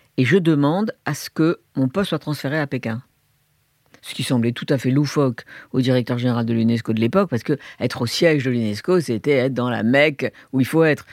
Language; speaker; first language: French; native; French